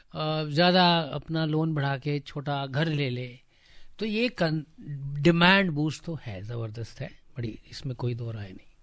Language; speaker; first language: Hindi; native; Hindi